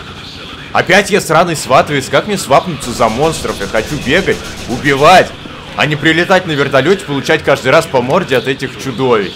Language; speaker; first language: Russian; native; Russian